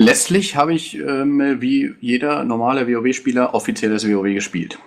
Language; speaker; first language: German; native; German